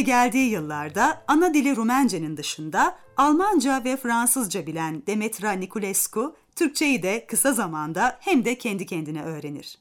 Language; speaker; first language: Turkish; native; Turkish